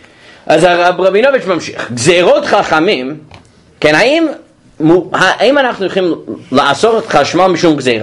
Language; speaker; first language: Hebrew; non-native, fluent; English